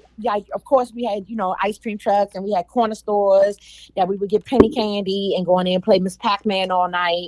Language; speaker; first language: English; native; English